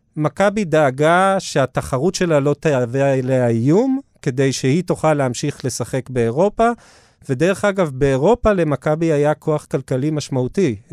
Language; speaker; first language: Hebrew; early bilingual, other home language; English